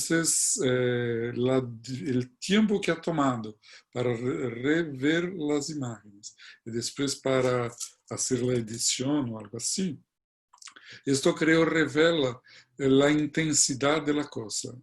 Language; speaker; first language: Spanish; non-native, fluent; Portuguese